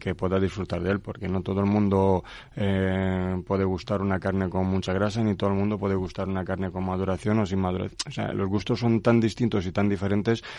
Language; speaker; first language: Spanish; non-native, fluent; Romanian